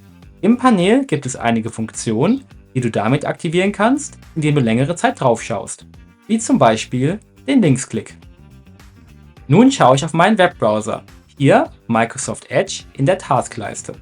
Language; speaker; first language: German; native; German